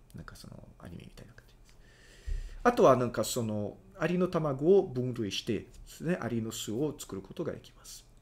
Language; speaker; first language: Japanese; non-native, fluent; Portuguese